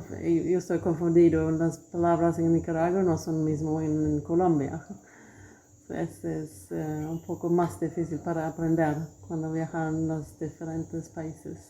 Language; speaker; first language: Spanish; non-native, learner; Swedish